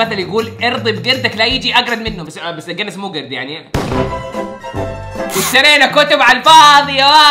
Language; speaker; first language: Arabic; native; Arabic